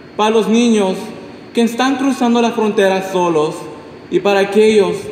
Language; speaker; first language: Spanish; early bilingual, heritage; Spanish